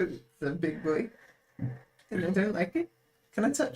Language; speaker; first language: English; native; English